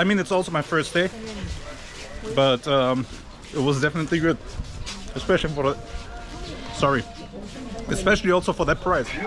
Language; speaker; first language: English; non-native, fluent; Turkish